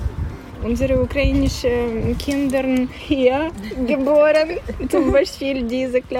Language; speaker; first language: German; non-native, learner; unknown